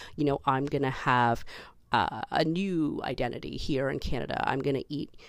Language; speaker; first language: English; native; English